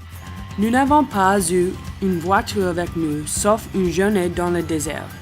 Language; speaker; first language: French; non-native, learner; English